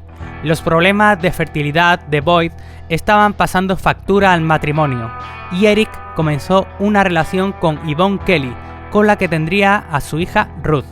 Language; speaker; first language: Spanish; native; Spanish